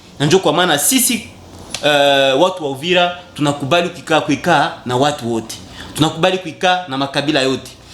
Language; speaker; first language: Swahili; native; Swahili